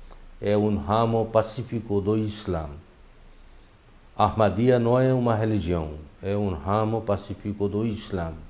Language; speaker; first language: Portuguese; non-native, fluent; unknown